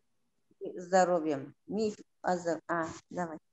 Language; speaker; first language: Russian; non-native, local second language; Kazakh